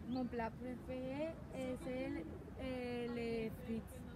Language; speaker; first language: French; non-native, learner; Spanish